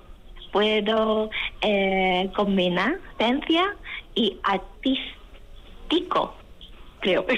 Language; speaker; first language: Spanish; non-native, learner; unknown